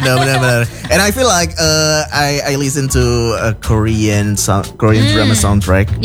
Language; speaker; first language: English; non-native, fluent; Indonesian